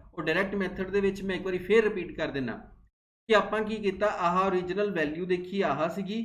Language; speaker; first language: Hindi; non-native, local second language; Punjabi